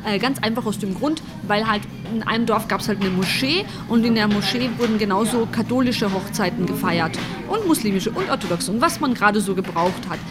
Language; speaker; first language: German; early bilingual, other home language; Bosnian